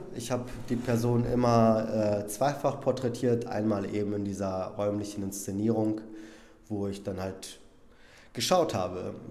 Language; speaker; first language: German; early bilingual, other home language; Polish